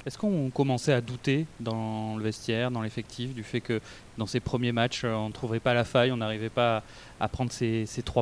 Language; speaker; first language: French; native; French